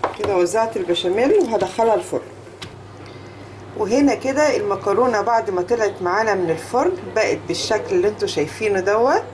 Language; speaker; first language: Arabic; native; Arabic